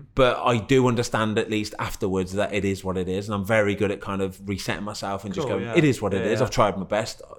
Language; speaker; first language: English; native; English